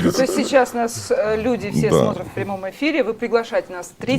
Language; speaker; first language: Russian; non-native, local second language; Ossetic